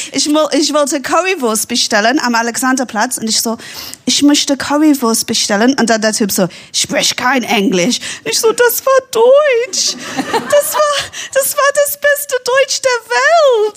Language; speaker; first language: German; non-native, fluent; English